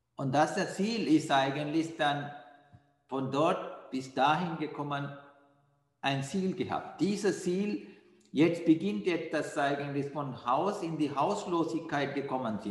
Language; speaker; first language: German; non-native, fluent; Sinhala